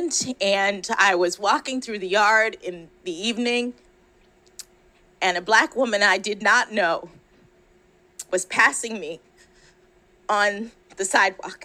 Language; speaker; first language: English; native; English